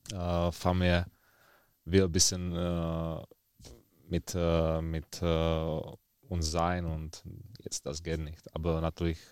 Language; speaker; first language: German; non-native, fluent; Czech